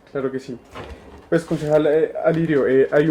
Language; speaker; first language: Spanish; native; Spanish